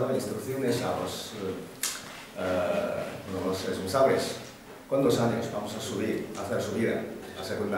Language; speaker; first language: Spanish; non-native, fluent; Chinese